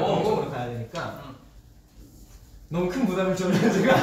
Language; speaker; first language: Korean; native; Korean